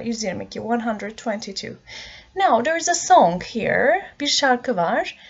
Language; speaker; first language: English; non-native, fluent; Turkish